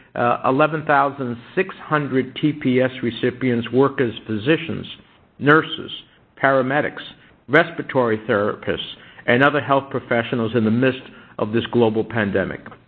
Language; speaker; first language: English; early bilingual, other home language; Spanish